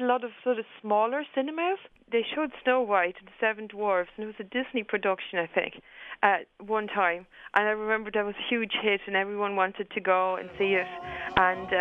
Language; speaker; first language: English; non-native, fluent; German